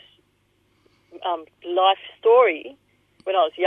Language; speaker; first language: English; native; English